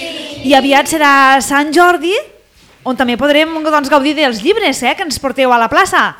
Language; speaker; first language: Catalan; native; Catalan